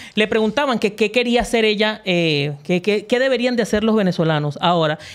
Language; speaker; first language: Spanish; native; Spanish